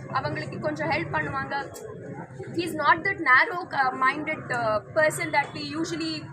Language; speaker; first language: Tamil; non-native, learner; Telugu